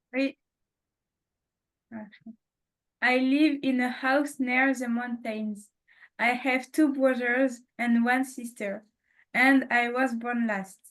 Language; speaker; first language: English; non-native, learner; French